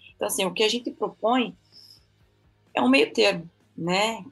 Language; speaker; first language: Portuguese; native; Portuguese